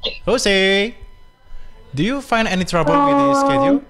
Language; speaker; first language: English; non-native, fluent; Indonesian